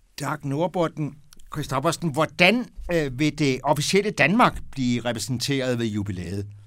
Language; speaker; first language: Danish; native; Danish